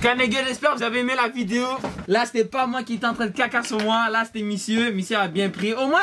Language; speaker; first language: French; native; French